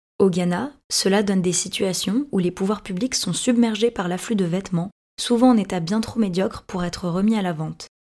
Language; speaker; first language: French; native; French